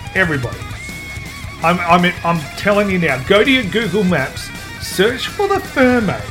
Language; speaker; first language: English; native; English